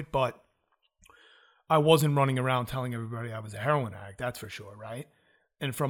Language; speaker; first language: English; native; English